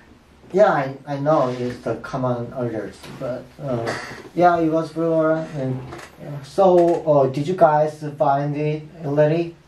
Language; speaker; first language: English; non-native, learner; Korean